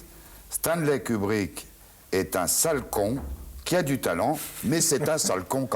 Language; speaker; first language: French; native; French